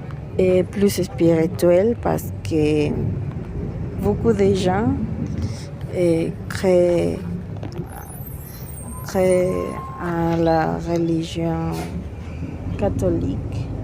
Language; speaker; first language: French; non-native, learner; Spanish